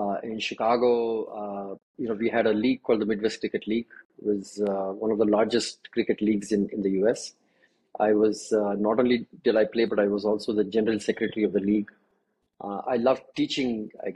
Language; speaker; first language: English; non-native, local second language; Kannada